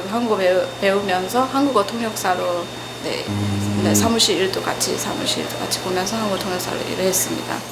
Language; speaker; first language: Korean; non-native, learner; Burmese